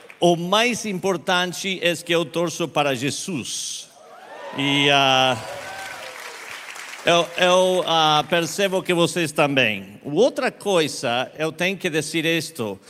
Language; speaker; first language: Portuguese; non-native, learner; Spanish